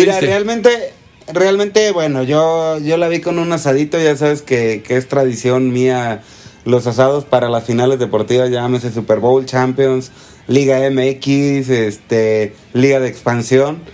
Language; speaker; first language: Spanish; native; Spanish